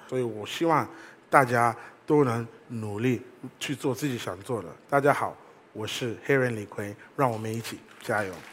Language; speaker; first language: Chinese; non-native, fluent; English